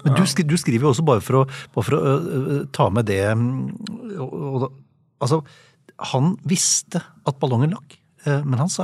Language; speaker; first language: Norwegian; native; Norwegian